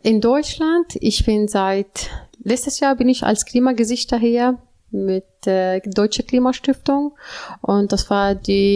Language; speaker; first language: German; non-native, learner; Arabic